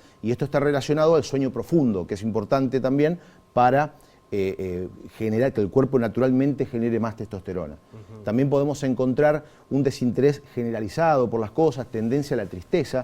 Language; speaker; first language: Spanish; native; Spanish